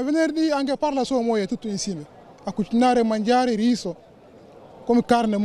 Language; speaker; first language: Italian; non-native, learner; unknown